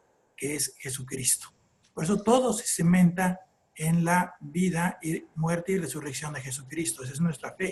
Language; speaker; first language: Spanish; native; Spanish